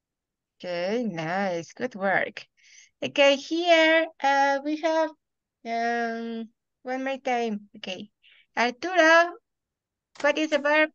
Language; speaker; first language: English; non-native, fluent; Spanish